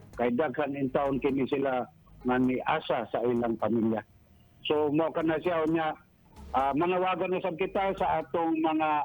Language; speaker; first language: Cebuano; native; Cebuano